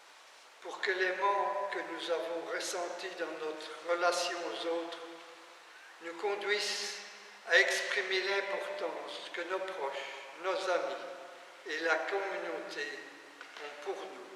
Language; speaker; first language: French; native; French